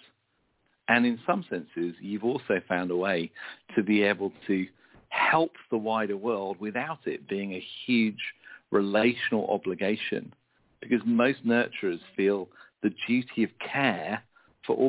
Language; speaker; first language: English; native; English